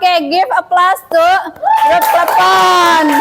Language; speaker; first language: English; non-native, fluent; Indonesian